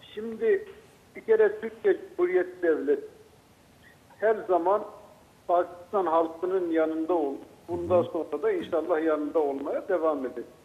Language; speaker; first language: Turkish; native; Turkish